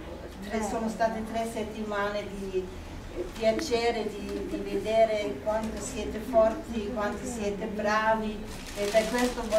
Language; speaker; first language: Italian; non-native, fluent; German